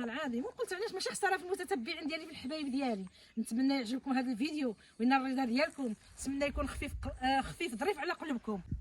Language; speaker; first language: Arabic; native; Arabic